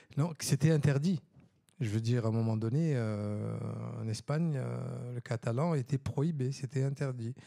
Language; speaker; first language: French; non-native, local second language; Arabic